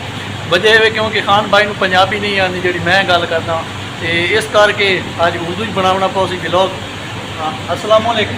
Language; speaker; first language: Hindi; non-native, local second language; Punjabi